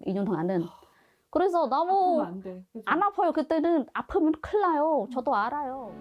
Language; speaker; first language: Korean; non-native, learner; Khmer